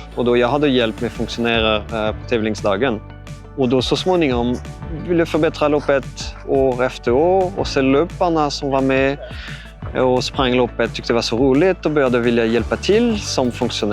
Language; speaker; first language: Swedish; non-native, fluent; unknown